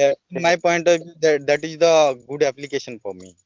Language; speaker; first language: English; non-native, learner; Odia